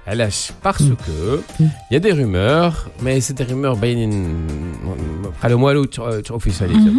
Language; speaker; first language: French; non-native, local second language; Arabic